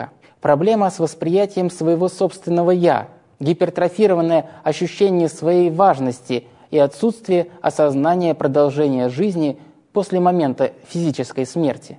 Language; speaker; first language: Russian; native; Russian